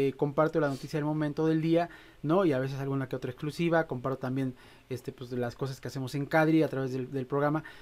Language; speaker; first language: Spanish; native; Spanish